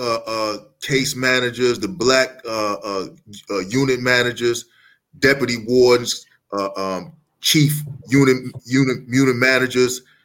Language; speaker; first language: English; native; English